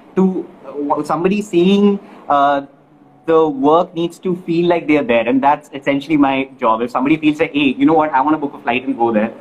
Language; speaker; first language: English; non-native, local second language; Malayalam